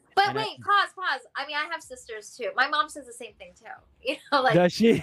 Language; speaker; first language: English; early bilingual, other home language; Hindi